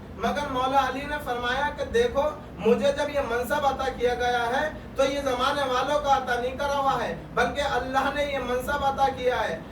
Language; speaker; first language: Urdu; native; Urdu